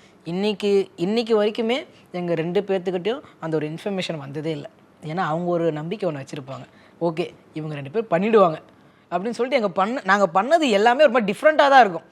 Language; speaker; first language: Tamil; native; Tamil